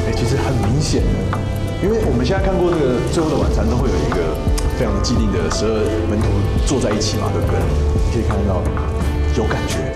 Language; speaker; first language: Chinese; native; Chinese